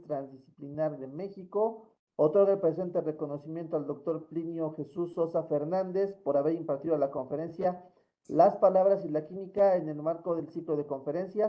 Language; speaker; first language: Spanish; native; Spanish